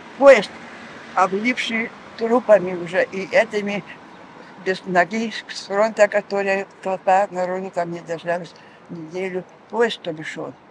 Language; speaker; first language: Russian; non-native, local second language; Lithuanian